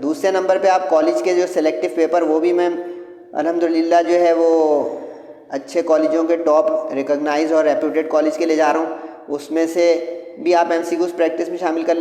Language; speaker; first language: Urdu; native; Urdu